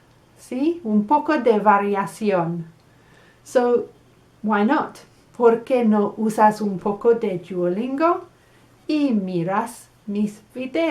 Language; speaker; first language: Spanish; non-native, fluent; English